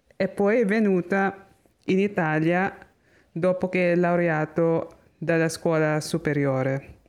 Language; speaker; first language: Italian; non-native, learner; Filipino